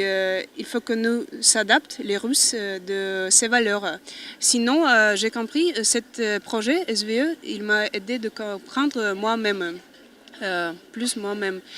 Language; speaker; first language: French; non-native, fluent; Russian